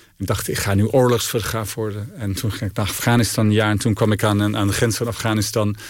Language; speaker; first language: Dutch; non-native, fluent; English